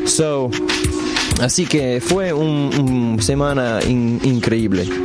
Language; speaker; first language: Spanish; non-native, learner; English